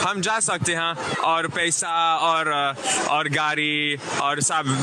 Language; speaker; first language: Hindi; non-native, learner; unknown